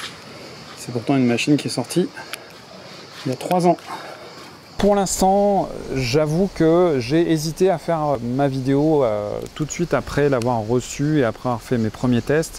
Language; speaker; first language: French; native; French